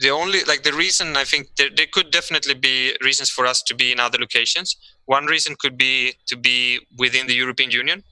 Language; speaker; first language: English; non-native, fluent; Swedish